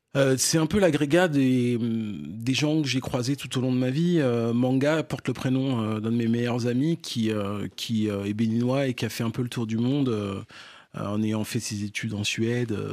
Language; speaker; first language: French; early bilingual, other home language; Fon